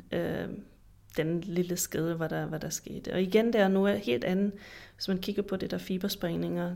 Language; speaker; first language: Danish; non-native, fluent; German